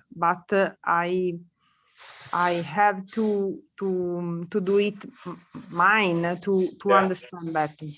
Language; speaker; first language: English; non-native, learner; Italian